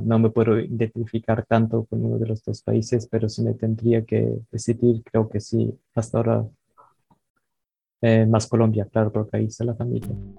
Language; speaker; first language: Spanish; early bilingual, heritage; Spanish